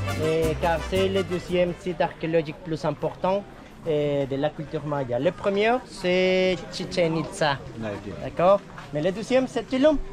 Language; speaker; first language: French; non-native, learner; Spanish